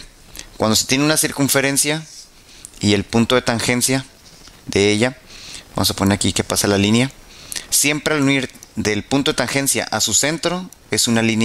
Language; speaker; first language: Spanish; native; Spanish